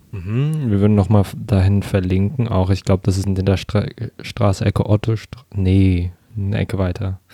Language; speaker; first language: German; native; German